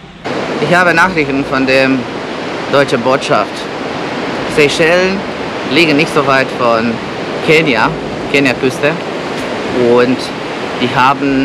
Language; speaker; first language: German; non-native, fluent; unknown